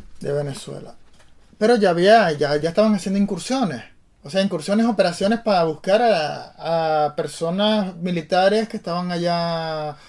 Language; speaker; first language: Spanish; native; Spanish